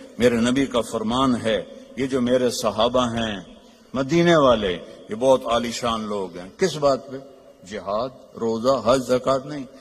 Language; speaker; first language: Urdu; non-native, local second language; Punjabi